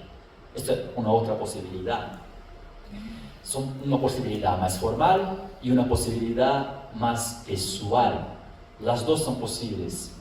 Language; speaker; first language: Spanish; non-native, fluent; Portuguese